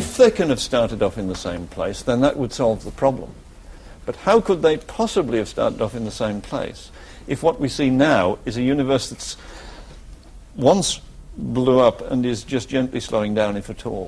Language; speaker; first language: English; native; English